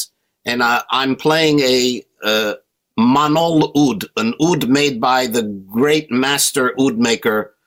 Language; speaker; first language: English; native; English